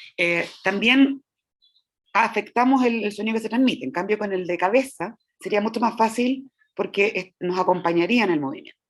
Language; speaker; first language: Spanish; native; Spanish